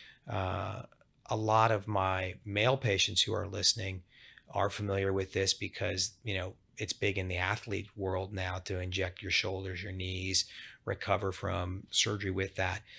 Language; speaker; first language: English; native; English